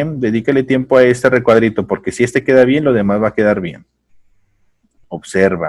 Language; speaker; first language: Spanish; native; Spanish